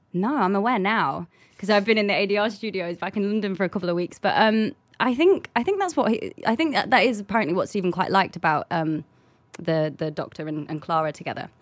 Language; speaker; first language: English; native; English